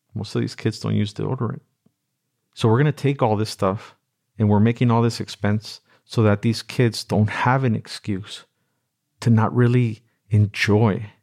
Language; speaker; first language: English; native; English